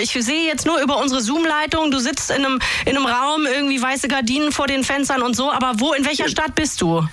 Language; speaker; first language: German; native; German